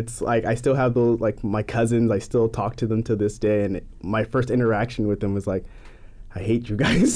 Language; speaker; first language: English; non-native, fluent; Japanese